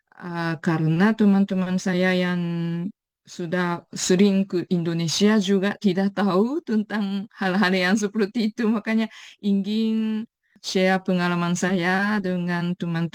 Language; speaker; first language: Indonesian; non-native, fluent; Japanese